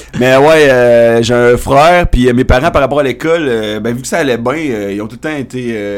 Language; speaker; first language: French; native; French